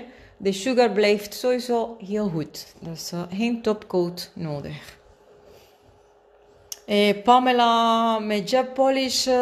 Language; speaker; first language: Dutch; non-native, fluent; Spanish